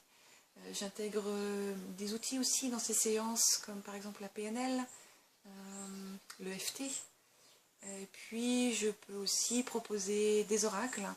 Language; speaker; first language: French; native; French